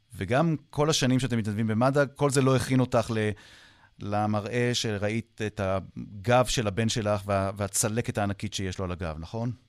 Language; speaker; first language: Hebrew; native; Hebrew